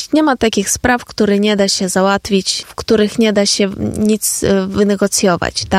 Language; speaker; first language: Polish; non-native, fluent; Ukrainian